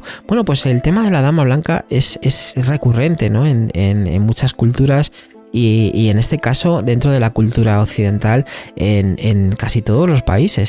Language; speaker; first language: Spanish; native; Spanish